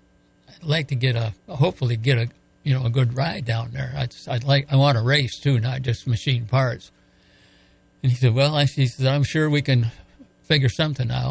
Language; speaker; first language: English; native; English